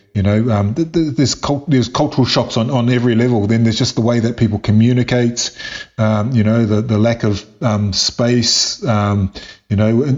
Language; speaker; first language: English; native; English